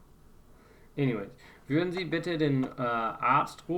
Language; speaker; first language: German; non-native, fluent; English